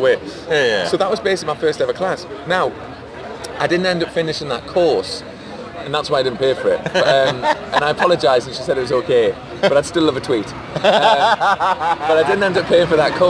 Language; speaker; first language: English; native; English